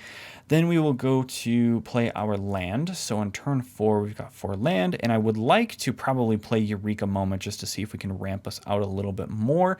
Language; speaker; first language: English; native; English